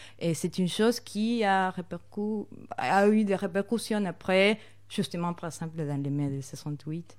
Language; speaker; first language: French; non-native, fluent; Spanish